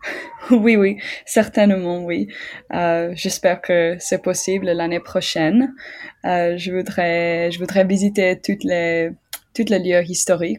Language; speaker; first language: French; non-native, learner; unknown